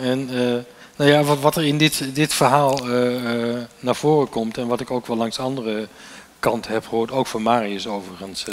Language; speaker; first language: Dutch; native; Dutch